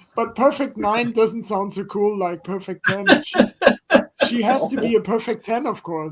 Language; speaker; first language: English; non-native, fluent; German